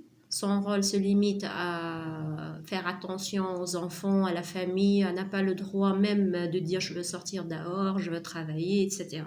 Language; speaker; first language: French; non-native, local second language; Arabic